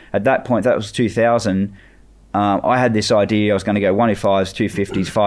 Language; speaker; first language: English; native; English